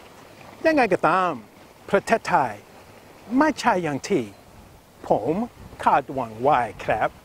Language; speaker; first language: Thai; non-native, learner; English